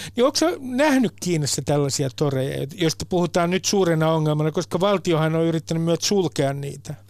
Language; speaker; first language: Finnish; native; Finnish